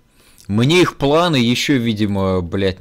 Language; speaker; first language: Russian; native; Russian